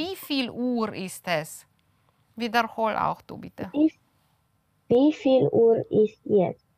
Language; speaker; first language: German; non-native, fluent; Romanian